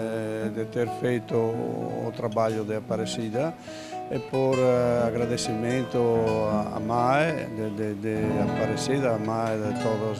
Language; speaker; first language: Portuguese; non-native, learner; Italian